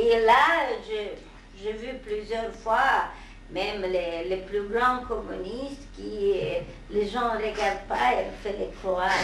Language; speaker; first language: French; non-native, fluent; Hungarian